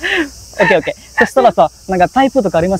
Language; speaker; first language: Japanese; non-native, fluent; Indonesian